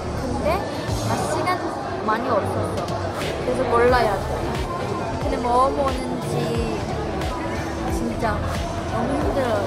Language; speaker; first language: Korean; non-native, learner; Chinese